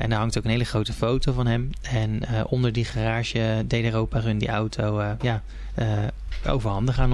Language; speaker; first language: Dutch; native; Dutch